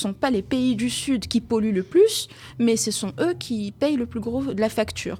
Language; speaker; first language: French; non-native, local second language; Arabic